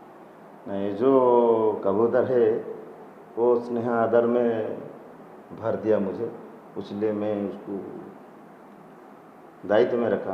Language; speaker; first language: Hindi; non-native, local second language; Odia